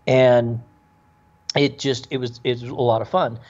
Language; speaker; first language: English; native; English